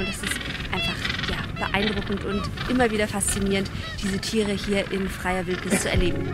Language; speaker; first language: German; native; German